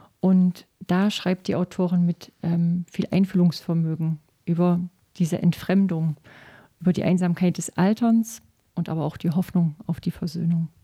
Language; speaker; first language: German; native; German